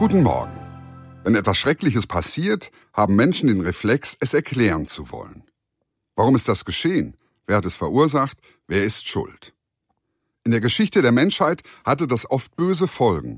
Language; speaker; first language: German; native; German